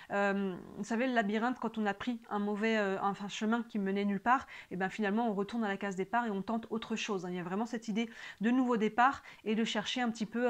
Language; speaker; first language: French; native; French